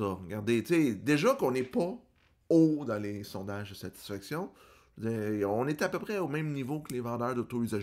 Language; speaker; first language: French; native; French